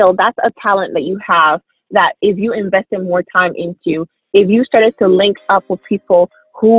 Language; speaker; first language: English; early bilingual, other home language; French